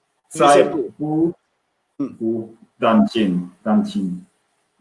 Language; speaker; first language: Chinese; non-native, learner; English